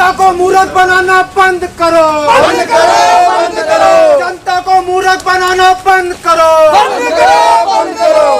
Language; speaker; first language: Hindi; native; Hindi